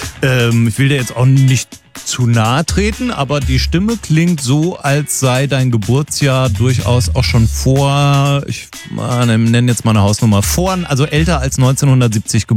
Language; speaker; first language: German; native; German